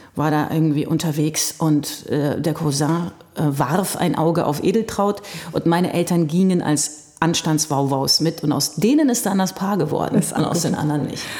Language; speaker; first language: German; early bilingual, heritage; German